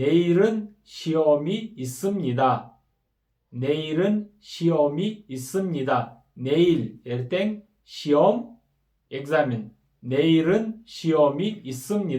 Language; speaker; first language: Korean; non-native, fluent; Kyrgyz